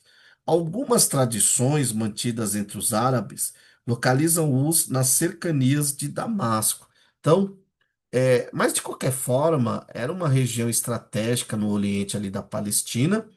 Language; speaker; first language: Portuguese; native; Portuguese